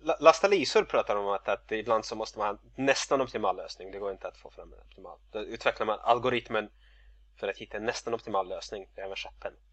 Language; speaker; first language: Swedish; non-native, fluent; Russian